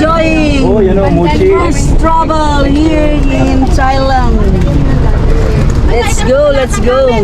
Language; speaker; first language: English; non-native, local second language; Filipino